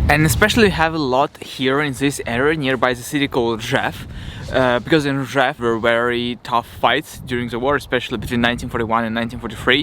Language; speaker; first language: English; non-native, fluent; Russian